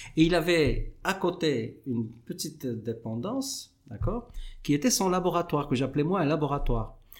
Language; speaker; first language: French; non-native, local second language; Arabic